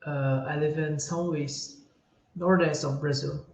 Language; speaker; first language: English; non-native, learner; Portuguese